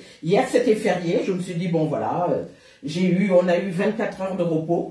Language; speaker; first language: French; native; French